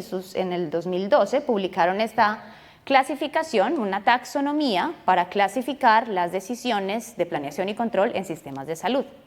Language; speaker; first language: Spanish; native; Spanish